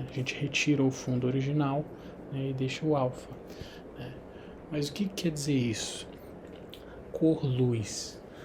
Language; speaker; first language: Portuguese; native; Portuguese